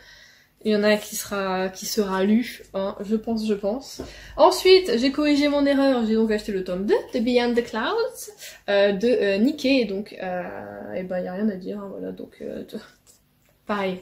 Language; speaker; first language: French; native; French